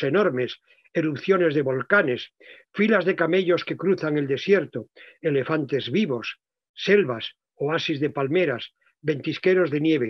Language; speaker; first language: Spanish; native; Spanish